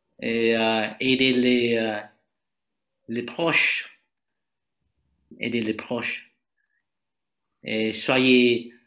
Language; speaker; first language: French; non-native, learner; Vietnamese